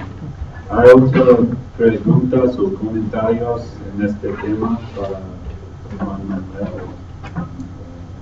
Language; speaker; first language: Spanish; non-native, fluent; English